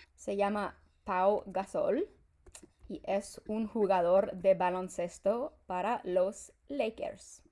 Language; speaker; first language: Spanish; non-native, fluent; English